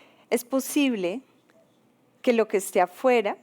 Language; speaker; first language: Spanish; native; Spanish